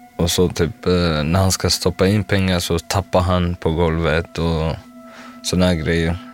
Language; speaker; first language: Swedish; early bilingual, other home language; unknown